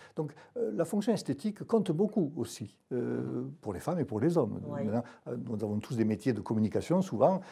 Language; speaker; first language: French; native; French